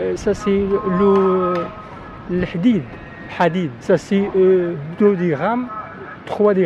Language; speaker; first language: French; non-native, learner; Arabic